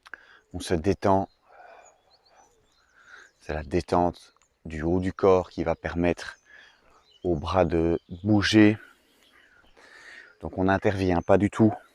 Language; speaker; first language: French; native; French